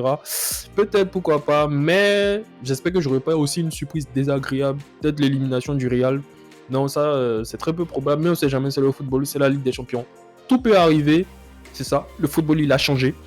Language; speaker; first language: French; native; French